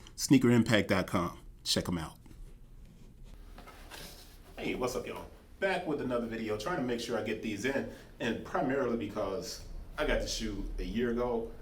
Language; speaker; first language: English; native; English